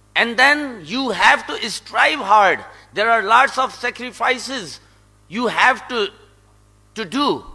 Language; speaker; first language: English; non-native, local second language; Sindhi